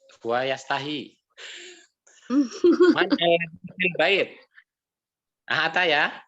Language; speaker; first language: Arabic; non-native, learner; Indonesian